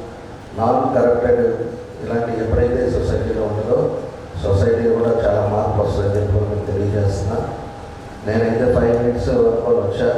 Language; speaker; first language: Telugu; native; Telugu